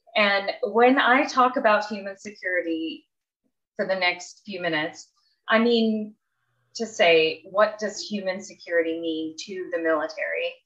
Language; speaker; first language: English; native; English